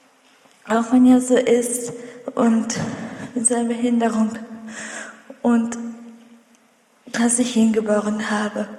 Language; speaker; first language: German; early bilingual, other home language; Russian